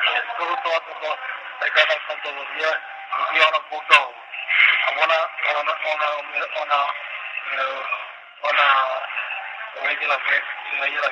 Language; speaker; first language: Czech; non-native, local second language; Romany